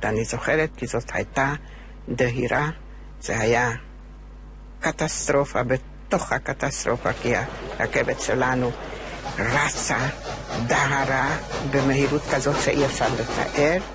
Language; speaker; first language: Hebrew; non-native, fluent; Hungarian